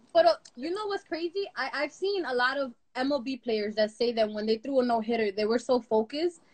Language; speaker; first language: English; native; English